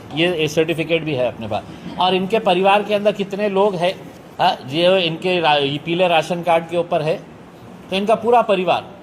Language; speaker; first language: Hindi; non-native, local second language; Marathi